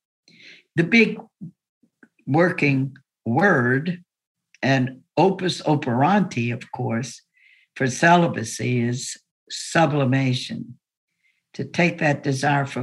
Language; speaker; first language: English; native; English